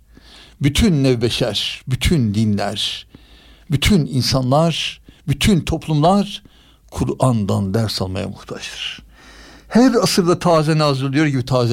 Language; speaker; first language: Turkish; native; Turkish